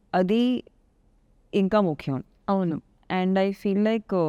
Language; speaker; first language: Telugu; non-native, local second language; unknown